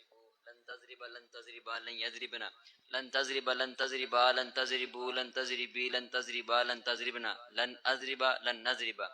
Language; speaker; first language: Arabic; non-native, learner; Urdu